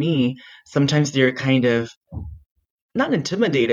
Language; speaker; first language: English; non-native, fluent; Chinese